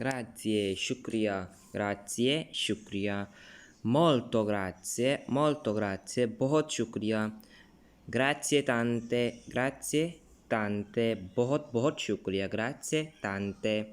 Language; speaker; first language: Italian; non-native, learner; Urdu